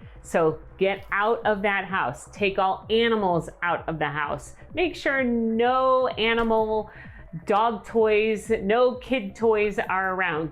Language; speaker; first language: English; native; English